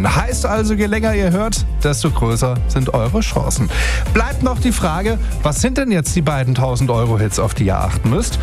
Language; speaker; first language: German; native; German